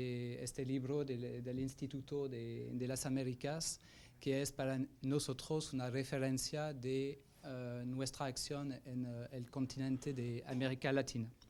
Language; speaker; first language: Spanish; non-native, fluent; French